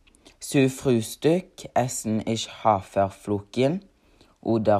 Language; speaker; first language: German; non-native, learner; Norwegian